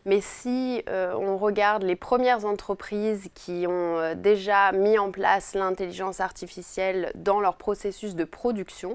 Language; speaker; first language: French; native; French